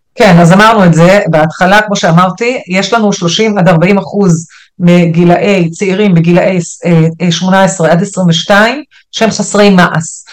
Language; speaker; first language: Hebrew; non-native, local second language; Arabic